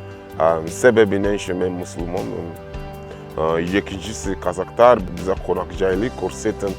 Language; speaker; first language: Kazakh; non-native, learner; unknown